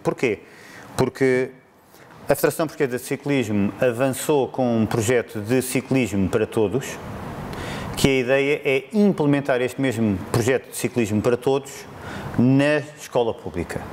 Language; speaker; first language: Portuguese; native; Portuguese